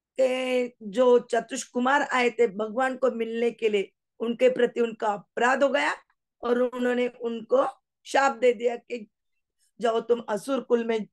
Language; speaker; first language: Hindi; non-native, local second language; Marathi